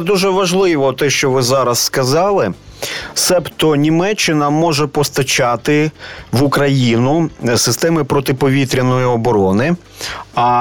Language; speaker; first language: Ukrainian; native; Ukrainian